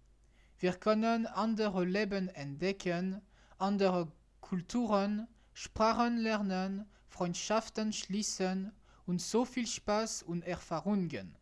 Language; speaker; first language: German; non-native, learner; French